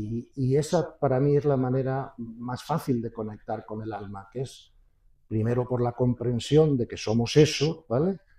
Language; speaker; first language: Spanish; native; Spanish